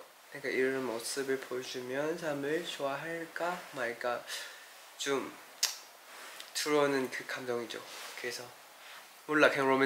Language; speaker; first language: Korean; non-native, fluent; Thai